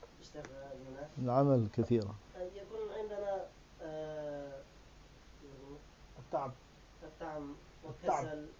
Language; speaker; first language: Arabic; non-native, learner; Turkish